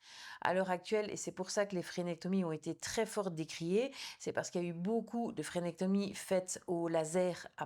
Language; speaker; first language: French; native; French